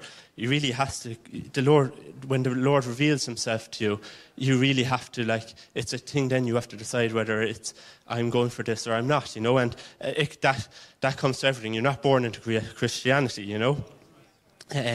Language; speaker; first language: English; native; English